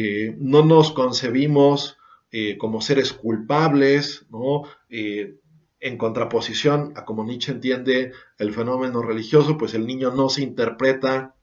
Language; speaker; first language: Spanish; native; Spanish